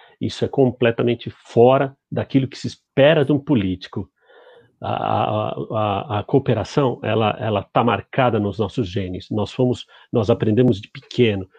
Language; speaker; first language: Portuguese; early bilingual, other home language; Spanish